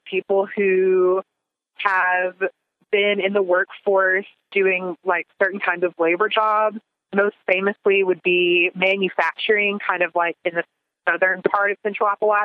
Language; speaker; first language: English; native; English